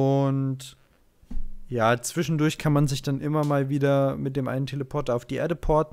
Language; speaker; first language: German; native; German